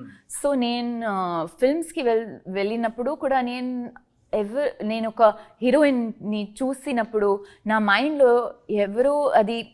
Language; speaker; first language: Telugu; non-native, learner; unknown